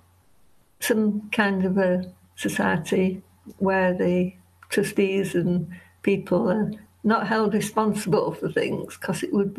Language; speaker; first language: English; native; English